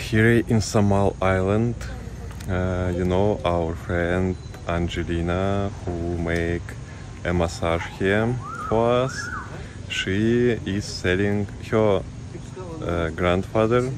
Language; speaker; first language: English; non-native, learner; Russian